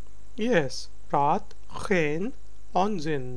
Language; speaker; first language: Dutch; non-native, learner; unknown